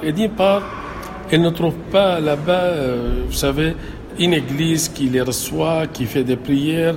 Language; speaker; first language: French; non-native, local second language; Arabic